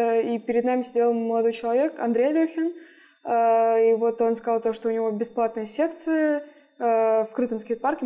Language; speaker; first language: Russian; native; Russian